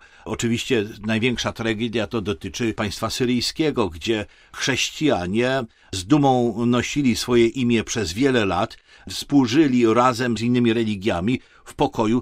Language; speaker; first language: Polish; native; Polish